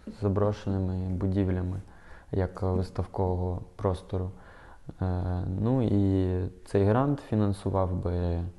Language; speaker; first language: Ukrainian; non-native, local second language; Russian